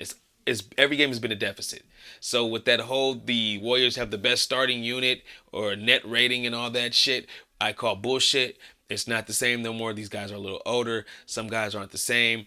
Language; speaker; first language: English; native; English